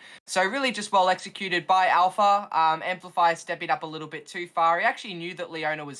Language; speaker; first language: English; native; English